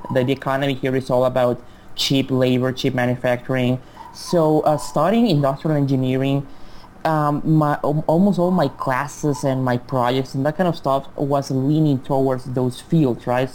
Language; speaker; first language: English; non-native, fluent; Spanish